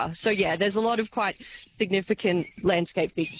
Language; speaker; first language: English; native; English